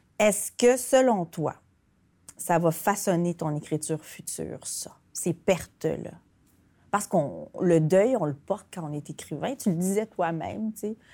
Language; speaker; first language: French; native; French